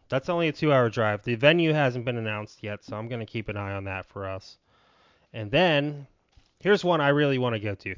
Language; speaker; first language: English; native; English